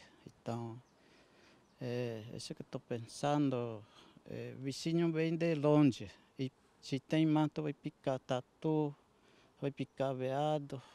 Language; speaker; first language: Portuguese; non-native, local second language; Guarani